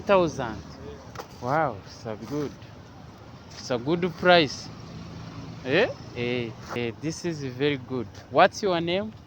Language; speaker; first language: English; non-native, learner; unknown